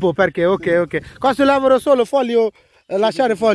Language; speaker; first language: Italian; non-native, learner; Bangla